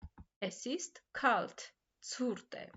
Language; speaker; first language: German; non-native, fluent; Armenian